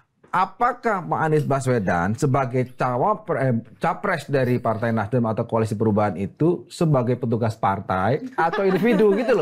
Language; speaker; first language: Indonesian; native; Indonesian